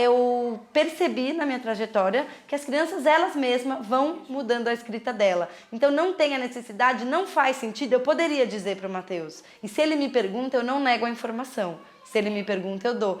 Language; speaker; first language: Portuguese; native; Portuguese